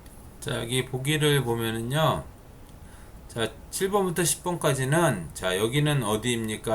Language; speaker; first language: Korean; native; Korean